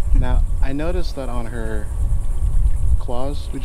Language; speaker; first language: English; native; English